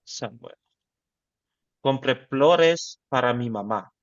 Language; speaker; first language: Spanish; non-native, learner; Filipino